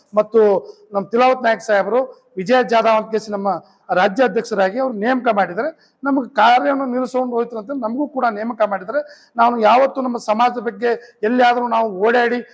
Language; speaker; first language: Kannada; non-native, local second language; Lambadi